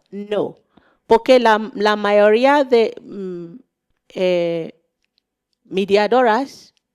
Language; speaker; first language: Spanish; non-native, learner; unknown